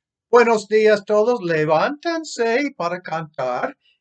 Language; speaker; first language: Spanish; non-native, fluent; English